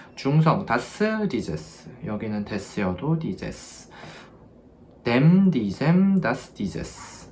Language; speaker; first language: German; non-native, fluent; Korean